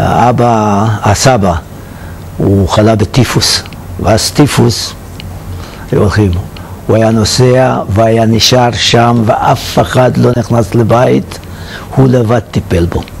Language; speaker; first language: Hebrew; non-native, fluent; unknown